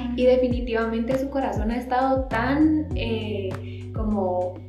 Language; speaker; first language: Spanish; native; Spanish